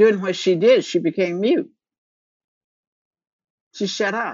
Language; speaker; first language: English; native; English